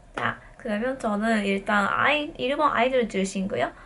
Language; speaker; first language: Korean; non-native, fluent; Japanese